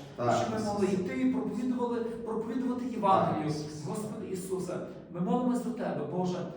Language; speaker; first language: Ukrainian; native; Ukrainian